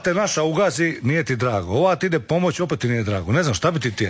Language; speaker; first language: Serbian; native; Serbian